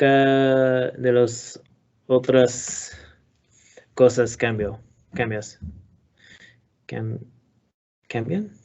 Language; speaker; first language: Spanish; non-native, learner; English